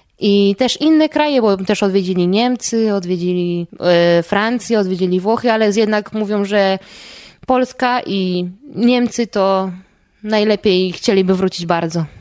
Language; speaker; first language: Polish; native; Polish